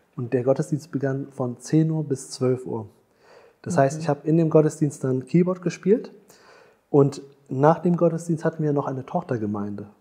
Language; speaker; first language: German; early bilingual, other home language; Tamil